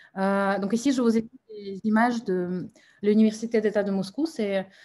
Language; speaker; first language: French; non-native, fluent; Russian